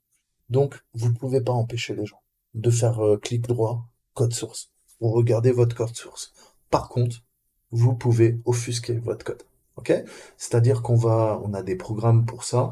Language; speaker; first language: French; native; French